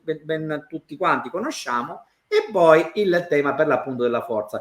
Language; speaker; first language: Italian; native; Italian